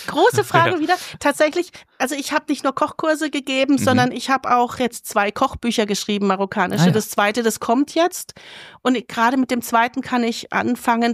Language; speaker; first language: German; native; German